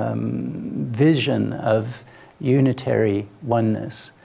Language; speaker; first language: English; native; English